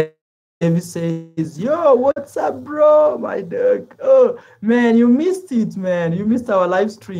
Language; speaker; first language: English; non-native, fluent; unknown